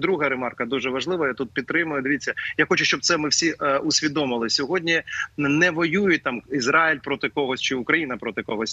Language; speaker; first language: Ukrainian; native; Ukrainian